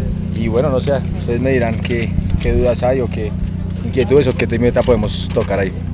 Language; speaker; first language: Spanish; native; Spanish